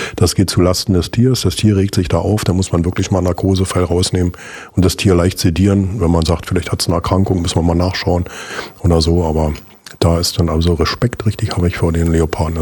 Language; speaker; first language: German; native; German